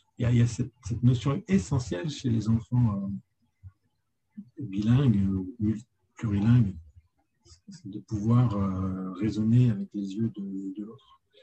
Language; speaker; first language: French; native; French